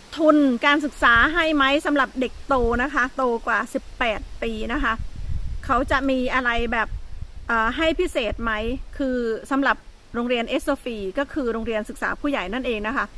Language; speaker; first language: Thai; native; Thai